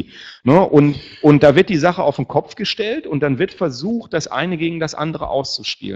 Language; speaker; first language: German; native; German